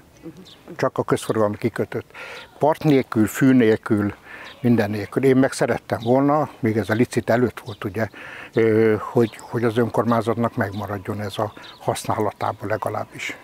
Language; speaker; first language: Hungarian; native; Hungarian